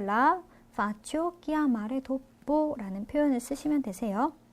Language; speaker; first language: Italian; non-native, fluent; Korean